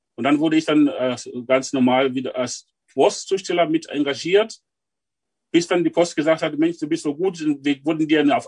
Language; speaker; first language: German; non-native, fluent; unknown